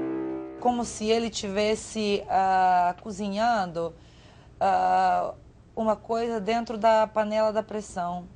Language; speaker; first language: Portuguese; non-native, fluent; Serbian